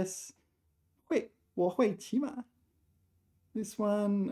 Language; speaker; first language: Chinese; non-native, learner; English